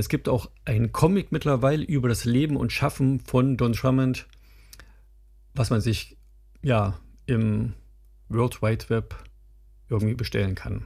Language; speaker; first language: German; native; German